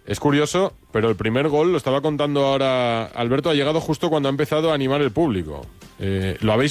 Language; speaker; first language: Spanish; native; Spanish